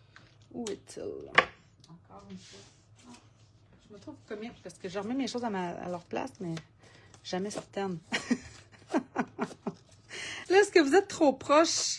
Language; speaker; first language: French; native; French